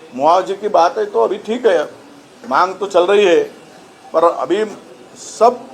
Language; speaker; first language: Hindi; non-native, local second language; Marathi